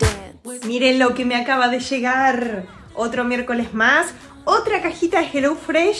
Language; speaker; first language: Spanish; native; Spanish